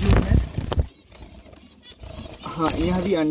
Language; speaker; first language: Hindi; non-native, local second language; Bangla